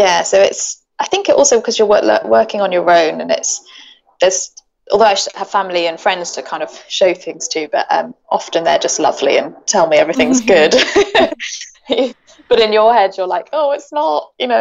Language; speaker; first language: English; native; English